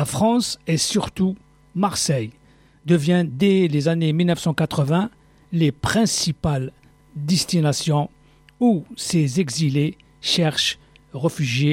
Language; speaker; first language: French; non-native, local second language; Arabic